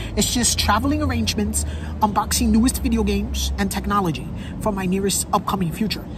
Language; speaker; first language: English; native; English